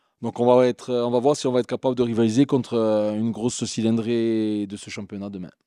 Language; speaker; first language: French; native; French